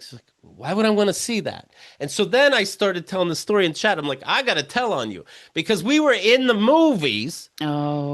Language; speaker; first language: English; native; English